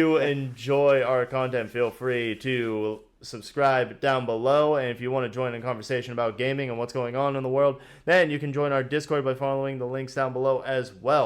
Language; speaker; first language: English; native; English